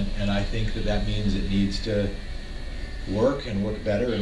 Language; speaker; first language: English; native; English